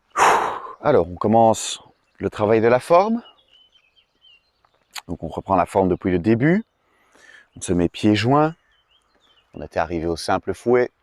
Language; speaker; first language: French; native; French